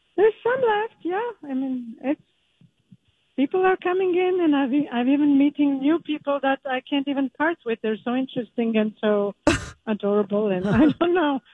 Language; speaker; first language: English; early bilingual, other home language; Turkish